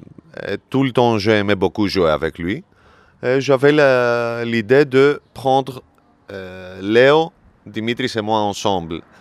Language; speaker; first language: French; non-native, learner; Greek